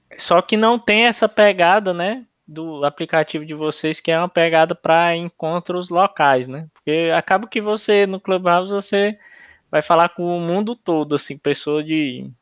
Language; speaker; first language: Portuguese; native; Portuguese